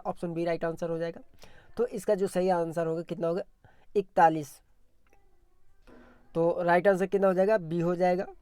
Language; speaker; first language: Hindi; native; Hindi